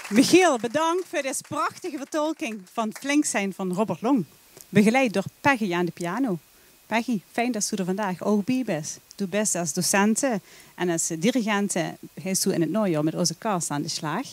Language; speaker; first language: Dutch; native; Dutch